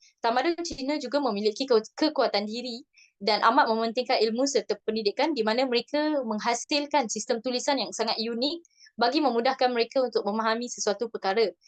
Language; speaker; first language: Malay; non-native, local second language; Tamil